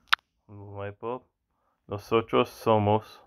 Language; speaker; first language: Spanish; non-native, learner; English